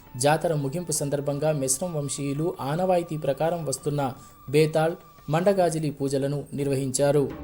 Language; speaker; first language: Telugu; native; Telugu